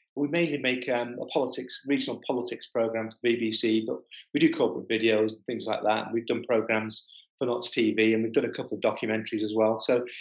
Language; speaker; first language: English; native; English